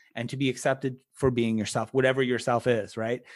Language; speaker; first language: English; native; English